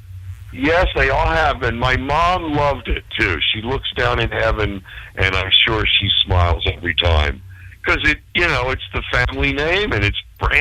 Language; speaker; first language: English; native; English